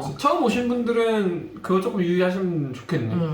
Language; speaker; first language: Korean; native; Korean